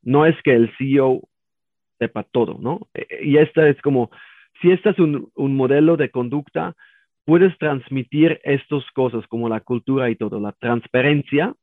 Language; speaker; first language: Spanish; non-native, learner; German